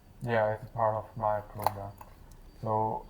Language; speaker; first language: English; non-native, learner; Chinese